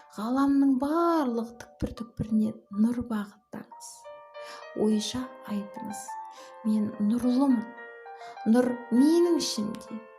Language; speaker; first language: Kazakh; native; Kazakh